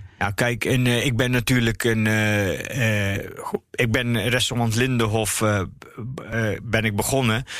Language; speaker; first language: Dutch; early bilingual, other home language; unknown